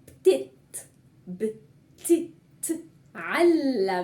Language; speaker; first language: Arabic; native; Arabic